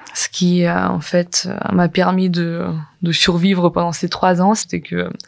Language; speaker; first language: French; non-native, fluent; Ukrainian